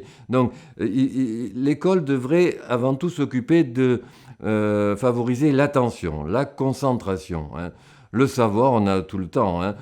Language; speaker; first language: French; native; French